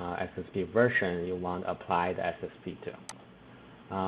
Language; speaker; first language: English; non-native, fluent; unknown